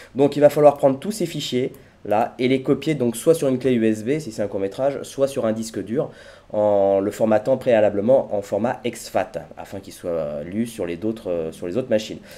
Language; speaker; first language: French; native; French